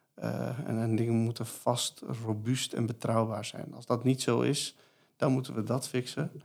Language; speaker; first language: Dutch; non-native, fluent; Persian